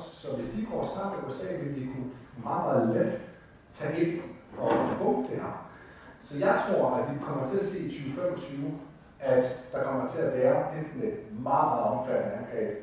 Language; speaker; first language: Danish; native; Danish